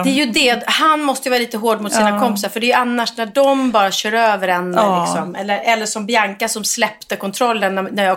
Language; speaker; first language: Swedish; native; Swedish